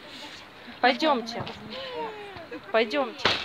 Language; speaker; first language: Russian; native; Russian